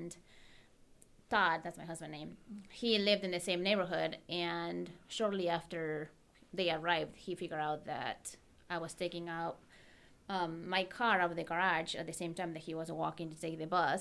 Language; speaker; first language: English; non-native, fluent; Spanish